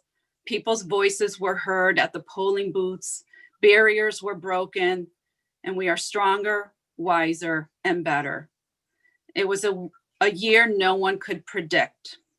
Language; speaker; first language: English; native; English